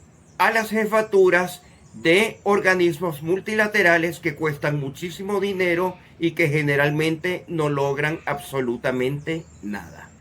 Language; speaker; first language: Spanish; native; Spanish